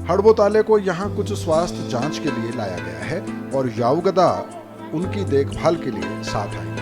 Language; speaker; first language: Hindi; native; Hindi